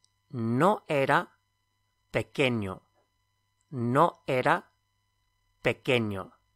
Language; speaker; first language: Spanish; non-native, fluent; English